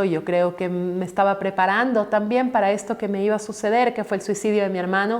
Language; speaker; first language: Spanish; native; Spanish